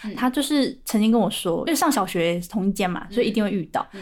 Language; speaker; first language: Chinese; native; Chinese